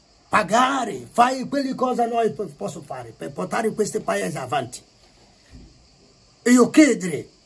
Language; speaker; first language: Italian; non-native, learner; Igbo